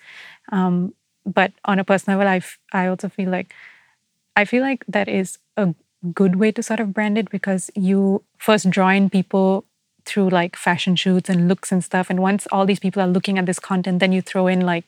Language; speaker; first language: English; native; English